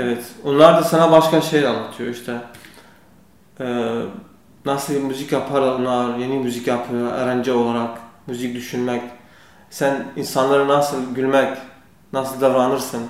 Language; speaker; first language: Turkish; non-native, learner; Kurdish